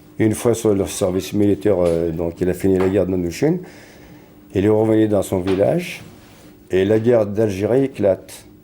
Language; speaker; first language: French; non-native, local second language; Kabyle